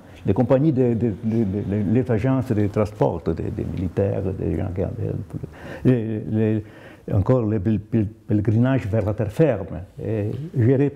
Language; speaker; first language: French; non-native, fluent; Italian